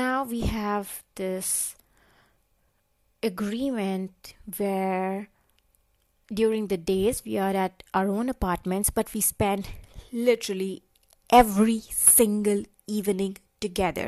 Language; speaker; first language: English; non-native, local second language; Hindi